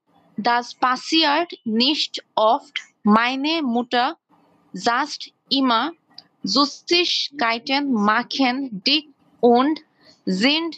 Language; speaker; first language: German; non-native, learner; Bangla